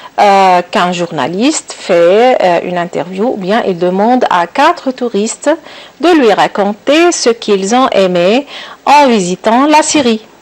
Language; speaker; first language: French; non-native, local second language; Arabic